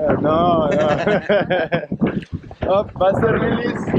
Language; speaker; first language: English; non-native, learner; French